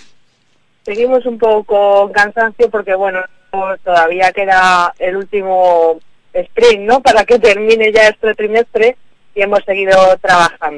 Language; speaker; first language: Spanish; native; Spanish